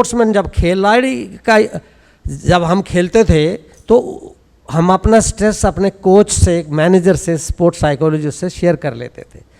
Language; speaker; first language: Hindi; native; Hindi